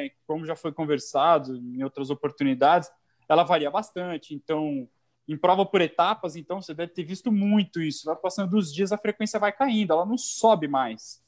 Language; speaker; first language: Portuguese; native; Portuguese